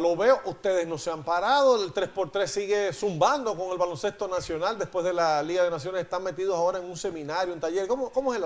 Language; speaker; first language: Spanish; native; Spanish